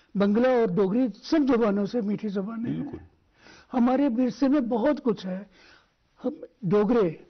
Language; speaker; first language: Hindi; non-native, local second language; Dogri